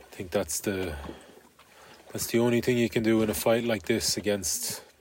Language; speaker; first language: English; native; English